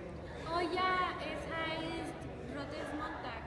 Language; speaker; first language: German; non-native, learner; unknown